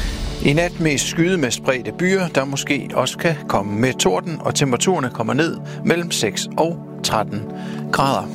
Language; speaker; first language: Danish; native; Danish